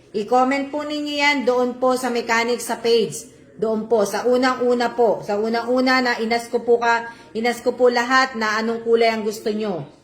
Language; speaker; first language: Filipino; non-native, local second language; Cebuano